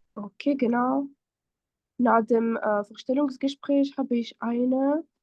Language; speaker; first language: German; non-native, fluent; French